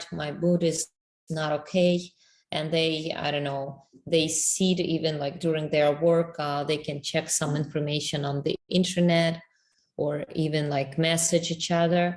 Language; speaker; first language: English; non-native, fluent; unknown